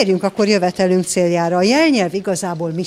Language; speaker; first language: Hungarian; native; Hungarian